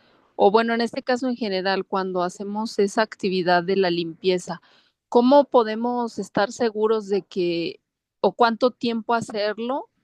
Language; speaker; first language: Spanish; native; Spanish